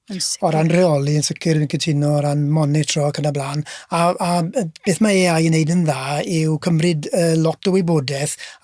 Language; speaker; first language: Welsh; native; Welsh